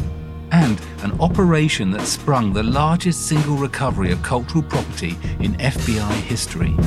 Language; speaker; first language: English; native; English